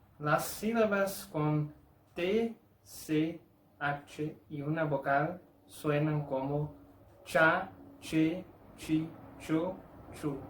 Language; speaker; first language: Spanish; non-native, fluent; Portuguese